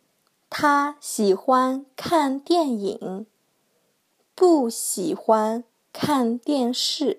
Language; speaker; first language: Chinese; non-native, learner; English